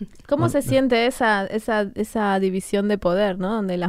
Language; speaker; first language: Spanish; native; Spanish